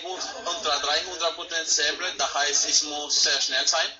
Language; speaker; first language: German; non-native, learner; Spanish